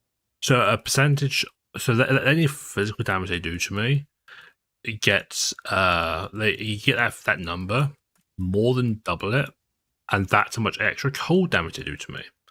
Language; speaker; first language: English; native; English